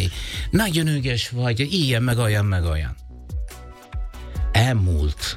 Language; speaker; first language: Hungarian; non-native, learner; Italian